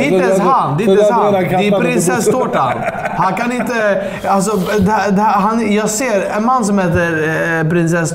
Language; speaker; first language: Swedish; native; Swedish